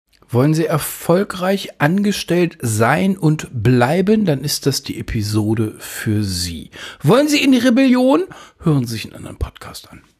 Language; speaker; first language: German; native; German